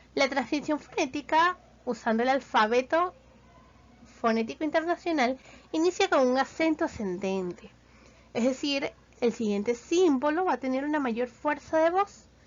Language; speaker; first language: Spanish; native; Spanish